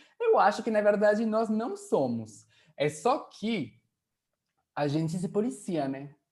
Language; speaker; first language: Portuguese; non-native, fluent; French